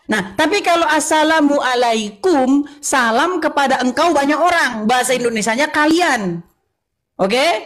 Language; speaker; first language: Indonesian; native; Indonesian